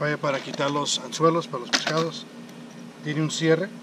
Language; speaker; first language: Spanish; early bilingual, heritage; Spanish